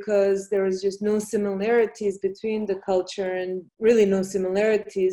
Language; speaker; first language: English; non-native, fluent; Bosnian